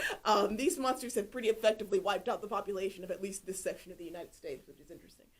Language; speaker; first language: English; native; English